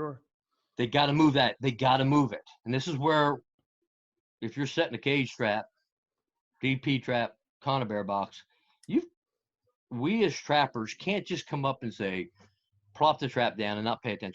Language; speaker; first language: English; native; English